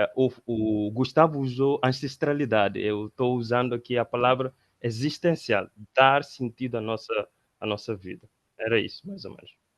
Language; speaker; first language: Portuguese; non-native, local second language; Upper Guinea Crioulo